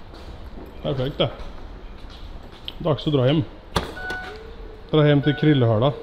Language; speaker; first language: Swedish; native; Swedish